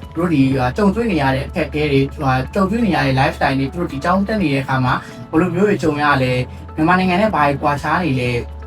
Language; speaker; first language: Burmese; native; Burmese